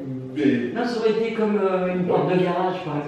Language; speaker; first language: French; native; French